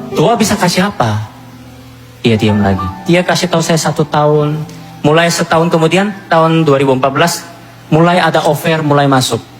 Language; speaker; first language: Indonesian; non-native, fluent; Korean